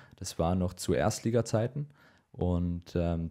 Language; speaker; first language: German; native; German